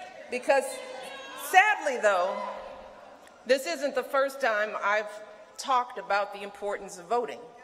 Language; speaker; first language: English; early bilingual, other home language; Spanish